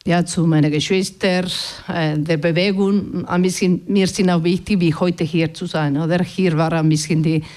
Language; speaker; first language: German; non-native, learner; Basque